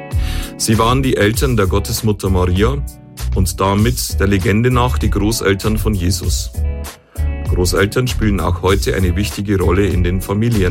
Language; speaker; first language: German; native; German